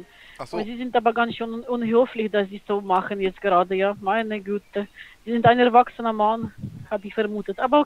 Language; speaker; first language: German; non-native, learner; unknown